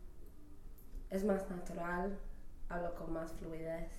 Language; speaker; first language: Spanish; non-native, fluent; English